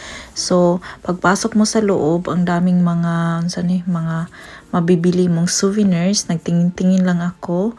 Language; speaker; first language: Filipino; non-native, local second language; Cebuano